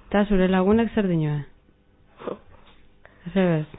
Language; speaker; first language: Basque; native; Basque